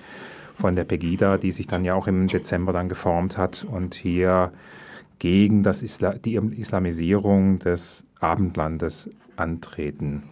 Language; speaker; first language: German; native; German